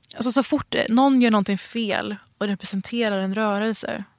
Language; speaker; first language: Swedish; early bilingual, other home language; Persian